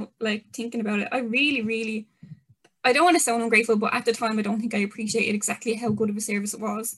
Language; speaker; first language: English; native; English